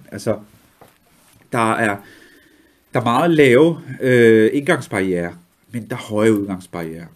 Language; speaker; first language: Danish; early bilingual, other home language; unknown